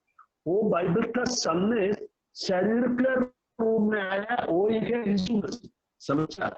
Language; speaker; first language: Hindi; non-native, local second language; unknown